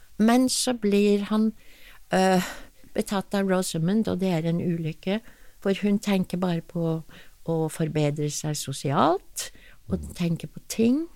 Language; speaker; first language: Norwegian; non-native, fluent; English